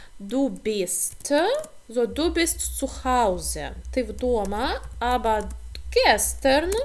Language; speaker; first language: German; non-native, fluent; Ukrainian